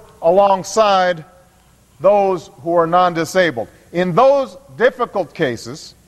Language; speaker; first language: English; native; English